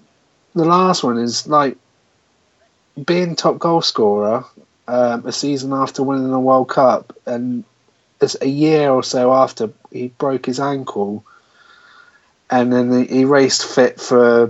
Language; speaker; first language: English; native; English